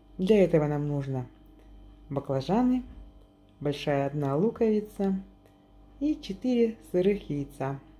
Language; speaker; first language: Russian; native; Russian